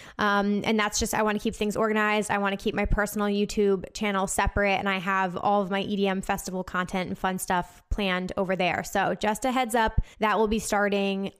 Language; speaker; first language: English; native; English